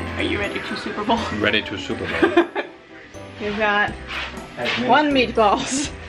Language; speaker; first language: English; native; English